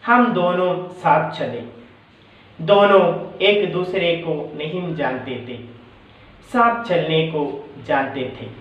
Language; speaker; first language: Hindi; non-native, local second language; Malayalam